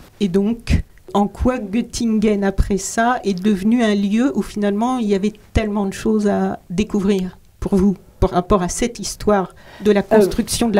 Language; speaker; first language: French; native; French